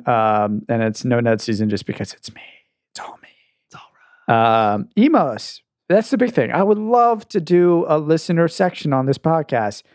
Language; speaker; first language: English; native; English